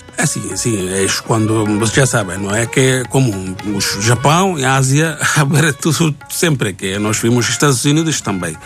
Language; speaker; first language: Portuguese; non-native, learner; Bangla